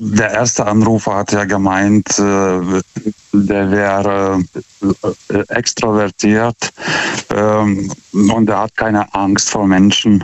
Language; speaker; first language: German; non-native, fluent; Lithuanian